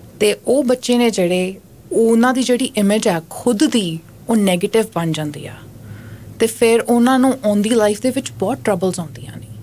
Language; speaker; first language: Punjabi; native; Punjabi